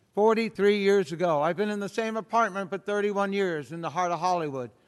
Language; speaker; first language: English; native; English